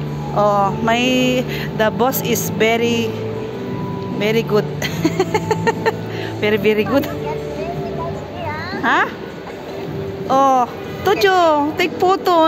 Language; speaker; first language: English; non-native, learner; Filipino